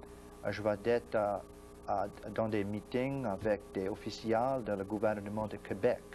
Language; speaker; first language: French; non-native, local second language; English